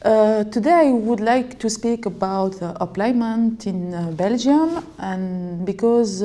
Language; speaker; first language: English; non-native, learner; French